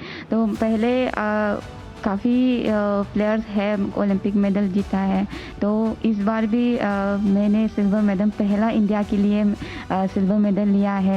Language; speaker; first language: Hindi; non-native, local second language; Manipuri